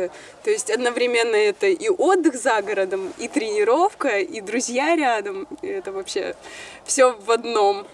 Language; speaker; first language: Russian; native; Russian